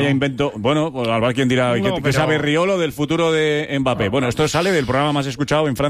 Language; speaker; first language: Spanish; native; Spanish